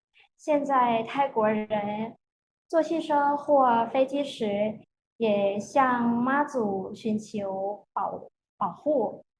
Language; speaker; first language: Chinese; non-native, fluent; Thai